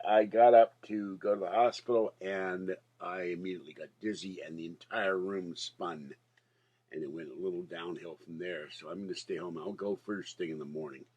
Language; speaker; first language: English; native; English